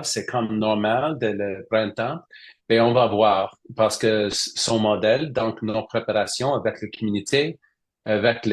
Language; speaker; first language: French; non-native, learner; English